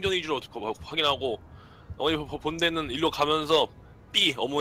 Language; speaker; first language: Korean; native; Korean